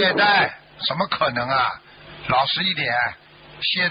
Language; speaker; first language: Chinese; native; Chinese